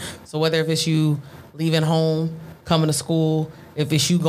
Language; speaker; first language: English; native; English